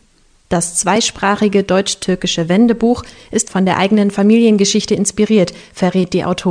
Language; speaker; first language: German; native; German